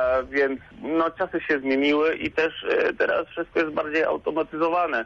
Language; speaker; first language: Polish; non-native, fluent; Spanish